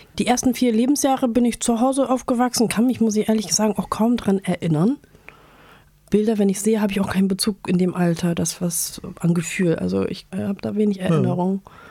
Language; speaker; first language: German; early bilingual, other home language; Turkish